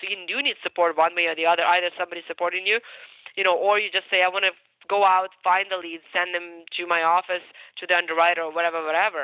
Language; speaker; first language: English; non-native, fluent; Ukrainian